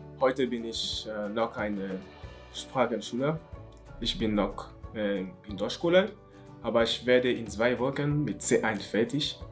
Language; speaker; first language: German; non-native, learner; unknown